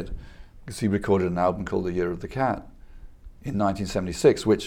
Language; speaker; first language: English; native; English